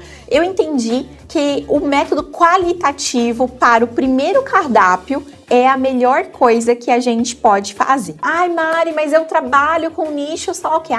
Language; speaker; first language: Portuguese; native; Portuguese